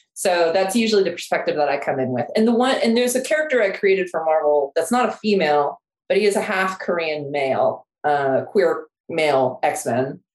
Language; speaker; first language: English; non-native, fluent; Korean